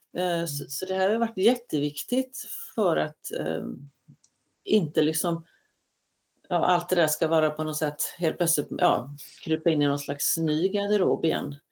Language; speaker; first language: Swedish; native; Swedish